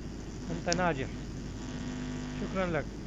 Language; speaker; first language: Arabic; non-native, fluent; Urdu